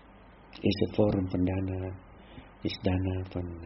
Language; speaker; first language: Dutch; non-native, fluent; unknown